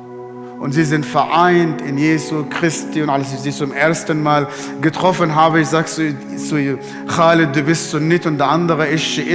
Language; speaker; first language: German; non-native, fluent; Arabic